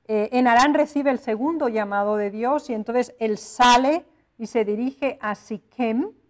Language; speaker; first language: Spanish; native; Spanish